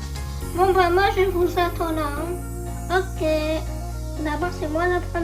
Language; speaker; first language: French; native; French